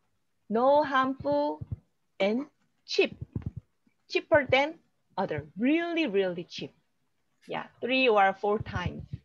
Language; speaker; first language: English; non-native, learner; Korean